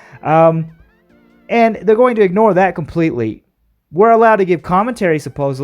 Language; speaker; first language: English; native; English